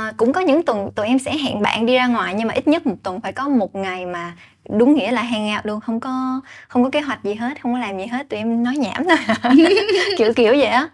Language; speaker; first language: Vietnamese; native; Vietnamese